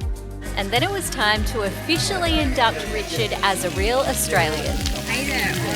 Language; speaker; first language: English; native; English